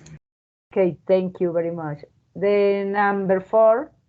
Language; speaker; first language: English; non-native, learner; Spanish